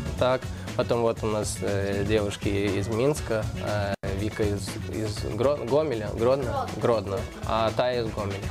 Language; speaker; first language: Russian; early bilingual, heritage; Russian